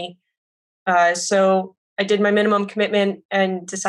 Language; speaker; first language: English; native; English